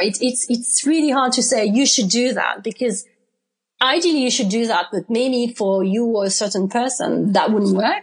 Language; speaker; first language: English; non-native, fluent; French